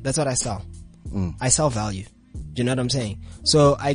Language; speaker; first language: English; non-native, local second language; Zulu